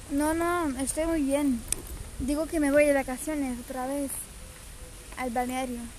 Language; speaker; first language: Spanish; non-native, fluent; Bulgarian